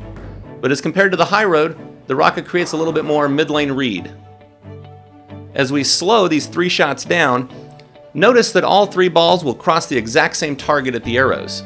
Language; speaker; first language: English; native; English